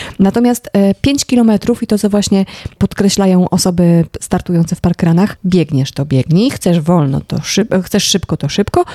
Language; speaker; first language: Polish; native; Polish